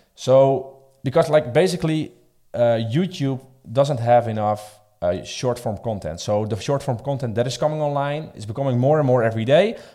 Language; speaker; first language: English; non-native, fluent; Dutch